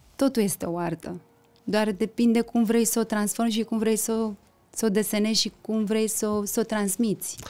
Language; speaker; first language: Romanian; early bilingual, heritage; Romanian